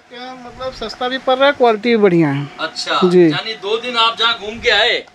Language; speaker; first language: Hindi; native; Hindi